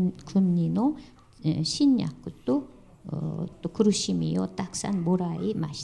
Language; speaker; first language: Japanese; non-native, fluent; Korean